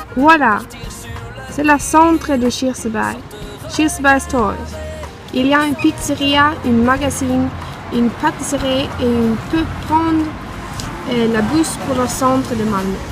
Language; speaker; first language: French; non-native, learner; Swedish